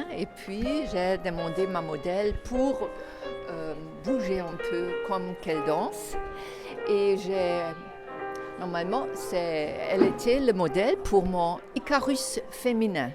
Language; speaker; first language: French; non-native, learner; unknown